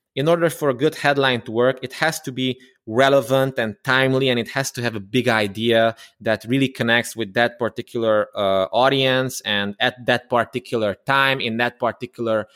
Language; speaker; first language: English; non-native, fluent; Romanian